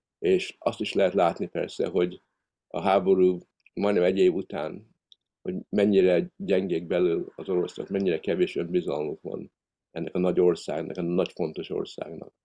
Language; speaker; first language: Hungarian; early bilingual, heritage; Hungarian